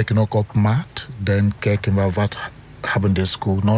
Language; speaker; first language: Dutch; non-native, learner; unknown